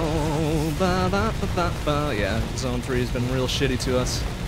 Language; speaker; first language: English; native; English